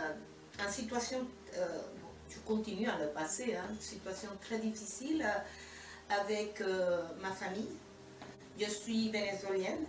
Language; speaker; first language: French; non-native, fluent; Spanish